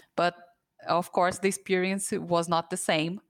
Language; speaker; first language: English; non-native, fluent; Portuguese